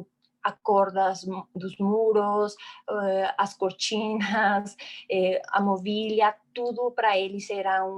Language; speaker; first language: Portuguese; non-native, fluent; Spanish